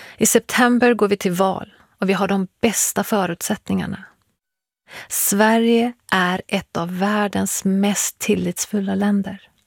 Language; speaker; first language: Swedish; early bilingual, other home language; Persian